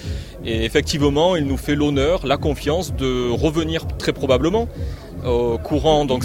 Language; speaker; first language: French; native; French